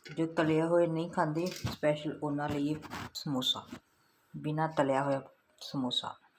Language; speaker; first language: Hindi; non-native, local second language; Punjabi